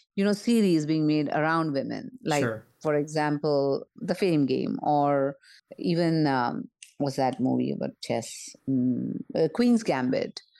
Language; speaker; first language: English; non-native, local second language; Marathi